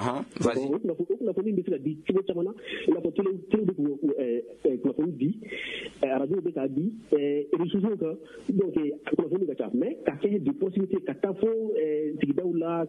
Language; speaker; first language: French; non-native, local second language; Bambara